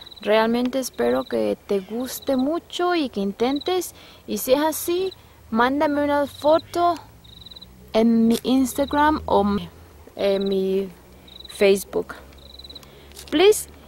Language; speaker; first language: Spanish; native; Spanish